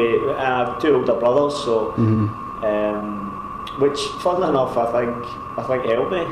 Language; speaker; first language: English; native; English